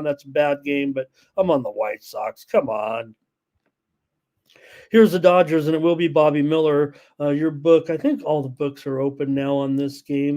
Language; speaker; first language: English; native; English